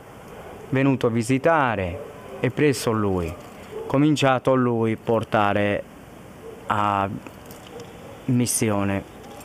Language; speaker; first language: Italian; non-native, learner; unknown